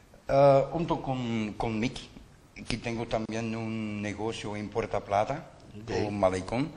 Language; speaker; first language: Spanish; non-native, learner; Dutch